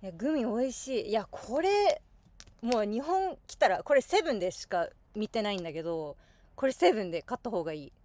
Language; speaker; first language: Japanese; non-native, fluent; English